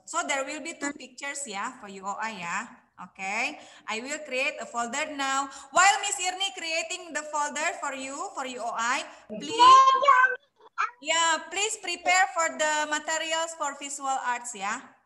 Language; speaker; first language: English; non-native, fluent; Indonesian